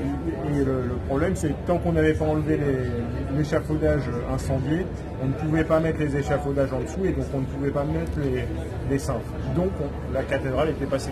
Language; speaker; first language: French; native; French